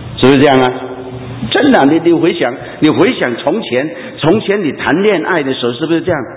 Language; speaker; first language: Chinese; non-native, local second language; Cantonese